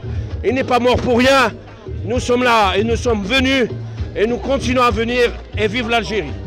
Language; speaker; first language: French; non-native, local second language; Arabic